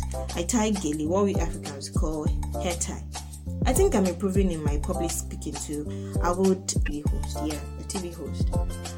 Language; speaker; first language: English; non-native, local second language; Yoruba